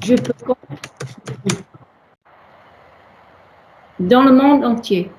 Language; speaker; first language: French; non-native, learner; English